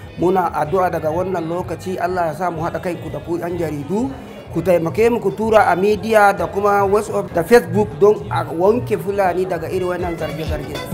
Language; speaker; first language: Hausa; non-native, local second language; Fula